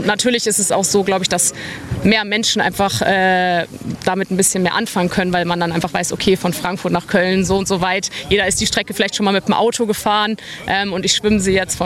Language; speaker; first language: German; native; German